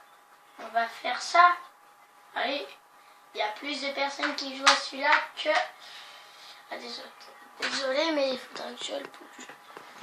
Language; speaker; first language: French; native; French